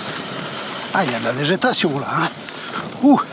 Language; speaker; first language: French; native; French